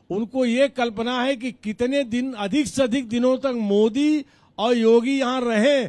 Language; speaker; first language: Hindi; native; Hindi